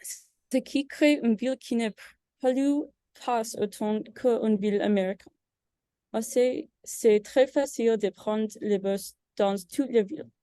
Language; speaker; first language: French; non-native, learner; English